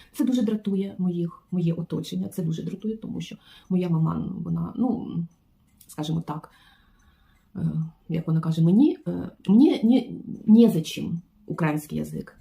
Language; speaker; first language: Ukrainian; non-native, local second language; Russian